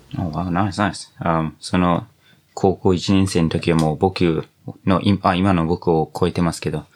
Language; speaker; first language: Japanese; non-native, fluent; English